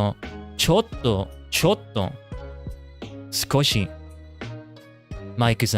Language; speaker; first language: Japanese; non-native, learner; English